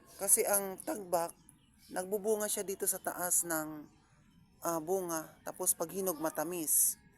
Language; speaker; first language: Filipino; non-native, local second language; Waray